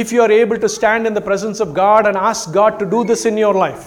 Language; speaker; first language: English; non-native, local second language; Tamil